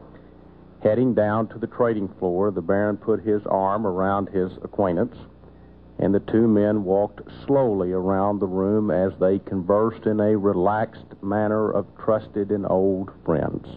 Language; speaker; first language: English; native; English